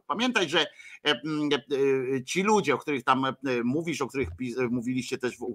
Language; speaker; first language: Polish; native; Polish